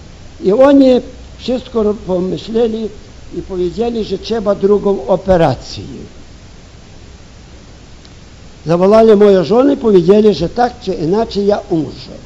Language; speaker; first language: Polish; early bilingual, heritage; Ukrainian